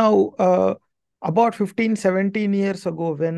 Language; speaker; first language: English; non-native, local second language; Tamil